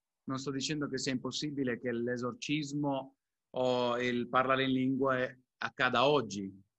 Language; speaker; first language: Italian; native; Italian